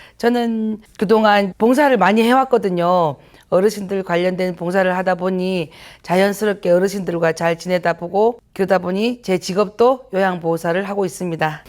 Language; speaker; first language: Korean; native; Korean